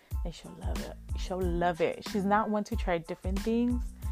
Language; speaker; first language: English; early bilingual, other home language; Spanish